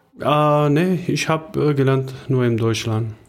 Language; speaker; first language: German; non-native, learner; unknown